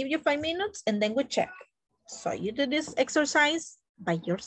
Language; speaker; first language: English; non-native, learner; Spanish